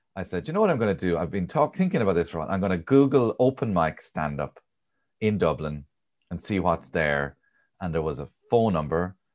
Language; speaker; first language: English; native; English